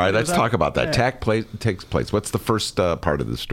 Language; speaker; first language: English; native; English